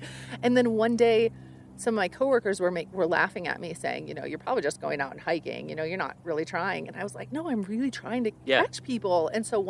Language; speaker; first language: English; native; English